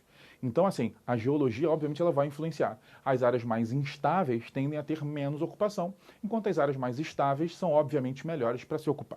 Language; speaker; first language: Portuguese; native; Portuguese